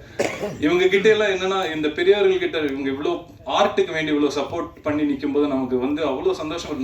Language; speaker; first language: Tamil; native; Tamil